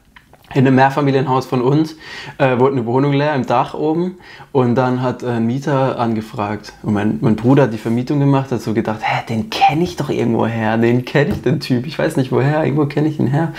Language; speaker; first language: German; native; German